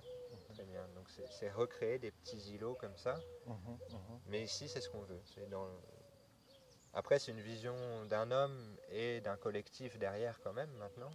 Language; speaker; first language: French; native; French